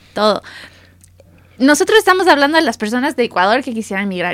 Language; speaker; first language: Spanish; native; Spanish